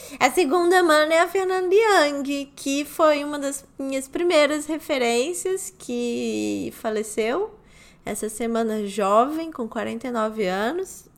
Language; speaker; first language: Portuguese; native; Portuguese